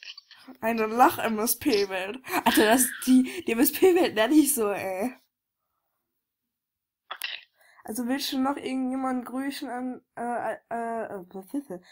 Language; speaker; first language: German; native; German